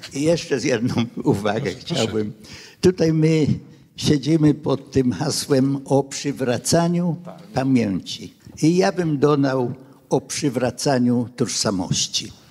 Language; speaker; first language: Polish; early bilingual, heritage; Polish